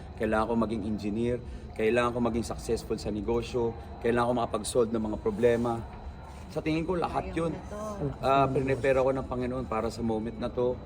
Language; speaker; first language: Filipino; native; Filipino